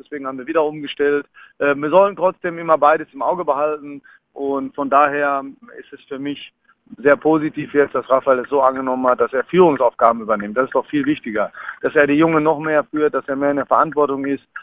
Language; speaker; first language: German; native; German